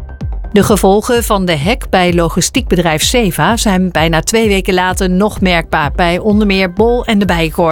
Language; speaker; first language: Dutch; native; Dutch